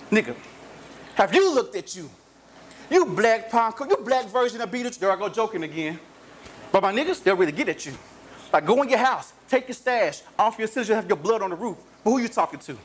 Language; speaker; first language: English; native; English